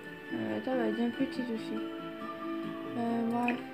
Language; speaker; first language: French; native; French